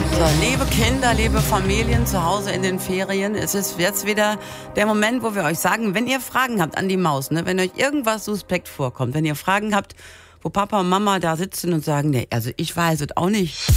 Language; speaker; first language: German; native; German